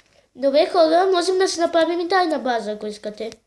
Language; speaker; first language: Bulgarian; native; Bulgarian